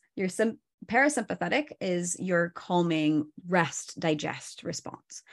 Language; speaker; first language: English; native; English